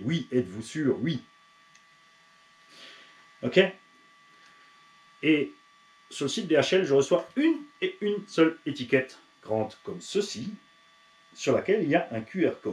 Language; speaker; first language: French; native; French